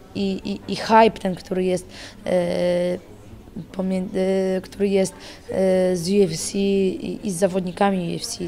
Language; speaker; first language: Polish; native; Polish